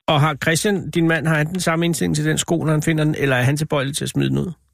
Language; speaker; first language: Danish; native; Danish